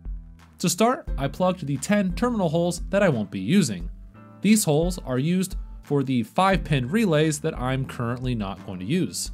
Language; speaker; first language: English; native; English